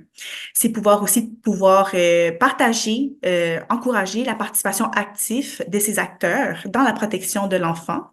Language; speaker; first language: French; native; French